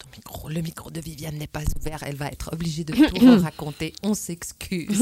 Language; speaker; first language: French; native; French